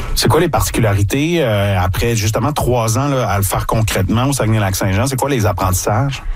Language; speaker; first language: French; native; French